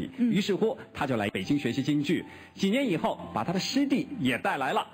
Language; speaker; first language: Chinese; native; Chinese